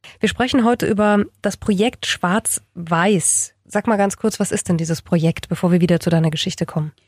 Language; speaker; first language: German; native; German